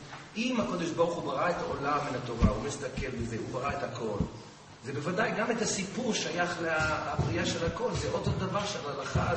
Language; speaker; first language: Hebrew; non-native, fluent; English